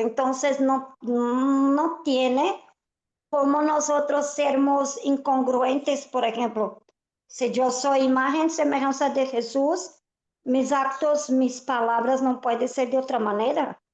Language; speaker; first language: Spanish; non-native, fluent; Portuguese